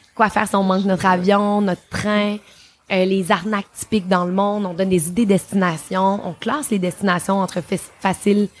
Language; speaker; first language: French; native; French